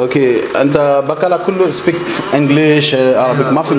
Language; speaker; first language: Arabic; non-native, learner; French